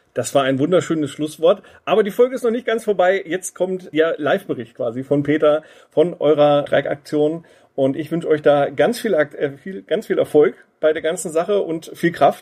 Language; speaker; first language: German; native; German